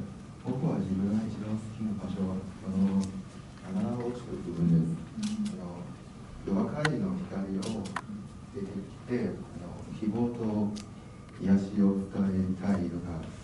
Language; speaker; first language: Japanese; non-native, learner; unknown